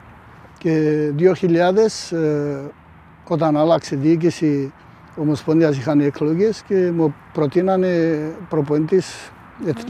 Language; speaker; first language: Greek; early bilingual, heritage; Greek